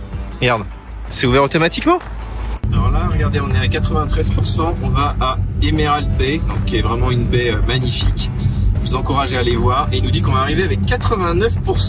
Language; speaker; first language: French; native; French